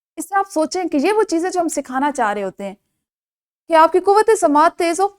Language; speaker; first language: Urdu; non-native, local second language; Punjabi